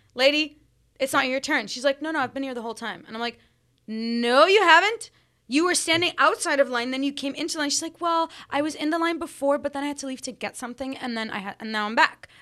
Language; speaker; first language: English; early bilingual, other home language; Arabic